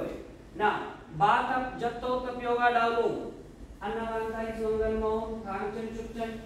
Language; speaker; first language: Vietnamese; non-native, learner; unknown